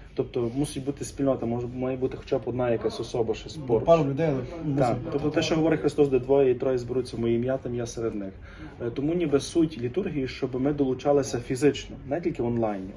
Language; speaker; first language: Ukrainian; native; Ukrainian